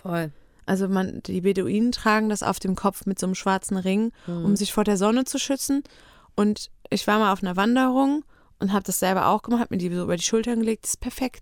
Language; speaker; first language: German; native; German